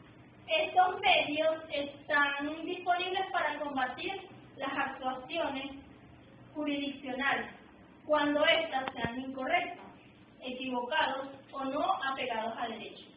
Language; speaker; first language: Spanish; native; Spanish